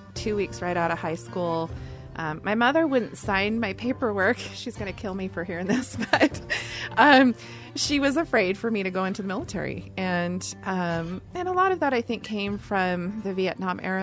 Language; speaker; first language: English; native; English